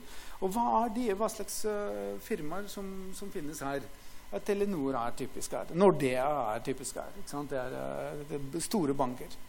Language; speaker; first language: Norwegian; non-native, fluent; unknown